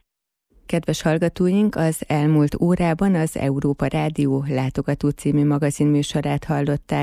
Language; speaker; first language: Hungarian; native; Hungarian